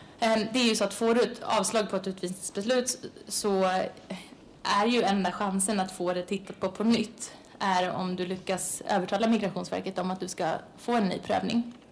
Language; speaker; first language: Swedish; native; Swedish